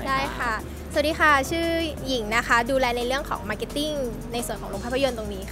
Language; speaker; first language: Thai; native; Thai